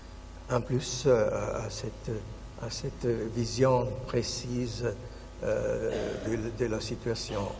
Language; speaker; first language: French; non-native, fluent; Italian